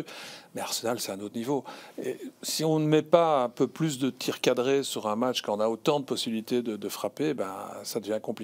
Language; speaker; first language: French; native; French